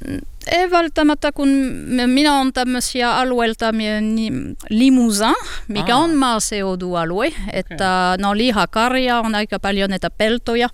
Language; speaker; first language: Finnish; non-native, learner; French